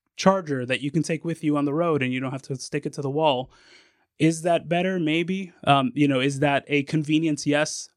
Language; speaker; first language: English; native; English